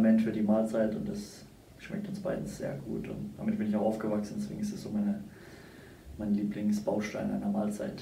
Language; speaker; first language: German; native; German